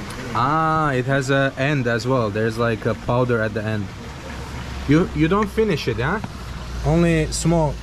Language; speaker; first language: English; non-native, fluent; Azerbaijani